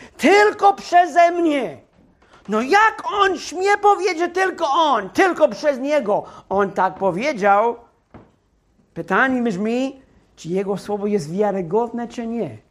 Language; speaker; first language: Polish; non-native, fluent; English